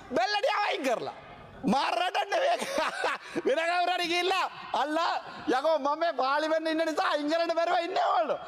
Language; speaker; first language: Sinhala; non-native, local second language; Tamil